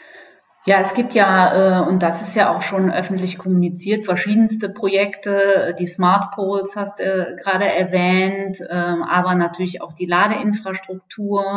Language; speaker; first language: German; native; German